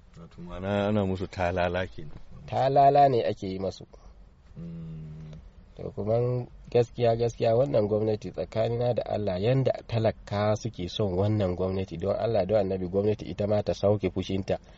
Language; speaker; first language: Hausa; non-native, local second language; Fula